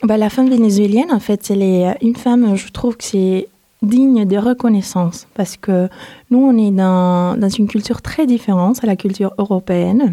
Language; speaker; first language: French; non-native, fluent; Spanish